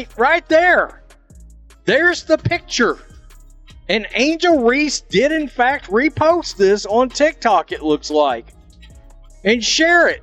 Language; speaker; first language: English; native; English